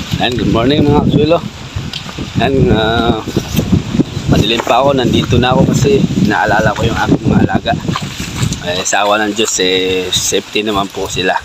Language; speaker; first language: Filipino; non-native, local second language; Bikol